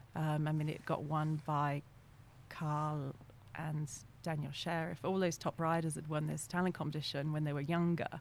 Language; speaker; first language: English; non-native, fluent; French